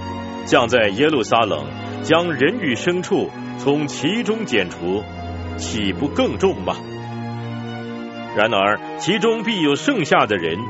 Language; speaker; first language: Chinese; native; Chinese